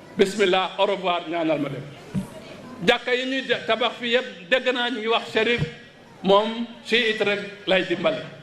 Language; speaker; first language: Wolof; non-native, local second language; Fula